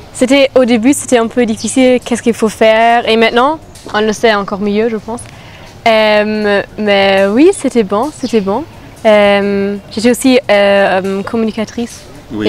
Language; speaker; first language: French; non-native, fluent; German